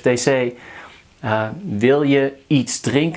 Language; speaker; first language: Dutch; non-native, fluent; English